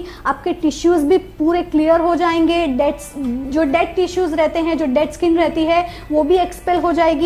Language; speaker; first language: Hindi; native; Hindi